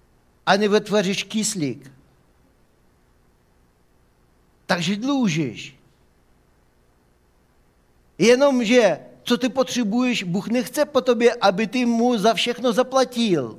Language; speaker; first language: Czech; non-native, fluent; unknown